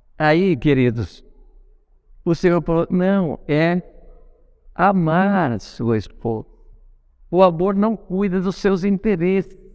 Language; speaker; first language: Portuguese; native; Portuguese